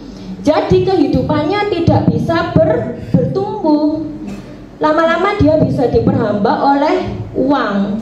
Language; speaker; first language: Indonesian; native; Indonesian